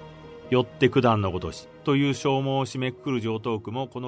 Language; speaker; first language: Japanese; native; Japanese